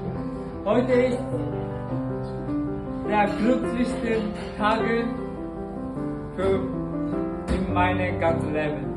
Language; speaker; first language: German; non-native, learner; Japanese